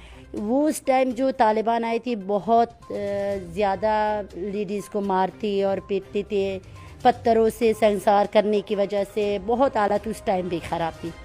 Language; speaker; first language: Hindi; non-native, fluent; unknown